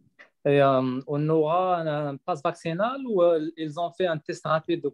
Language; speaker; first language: French; non-native, learner; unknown